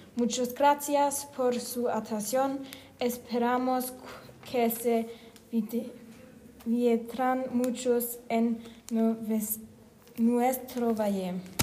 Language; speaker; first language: Spanish; non-native, learner; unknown